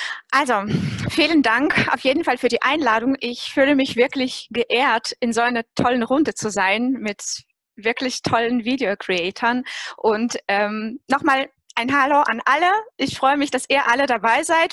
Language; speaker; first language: German; non-native, fluent; Russian